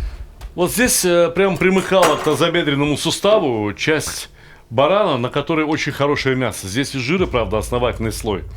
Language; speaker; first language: Russian; native; Russian